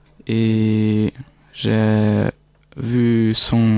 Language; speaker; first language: French; non-native, learner; German